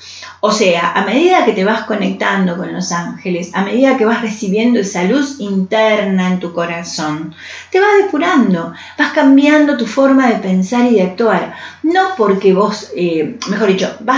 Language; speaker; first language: Spanish; native; Spanish